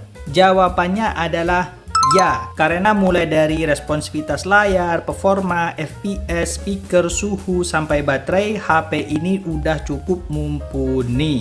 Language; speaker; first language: Indonesian; native; Indonesian